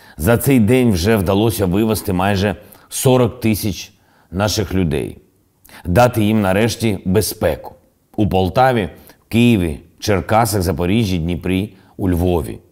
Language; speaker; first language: Ukrainian; non-native, local second language; Russian